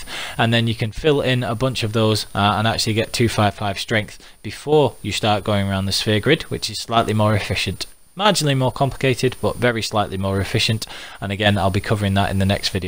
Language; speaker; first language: English; native; English